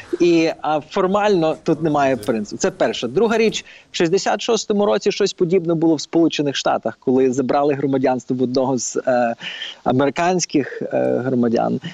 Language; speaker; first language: Ukrainian; early bilingual, heritage; Ukrainian